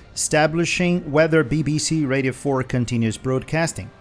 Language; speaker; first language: English; non-native, fluent; Portuguese